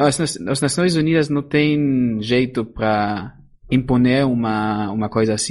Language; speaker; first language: Portuguese; non-native, fluent; German